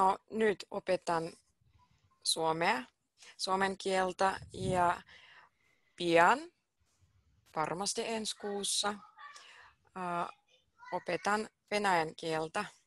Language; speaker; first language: Finnish; non-native, fluent; Russian